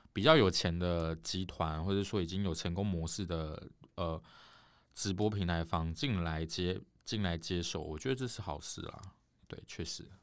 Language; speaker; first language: Chinese; native; Chinese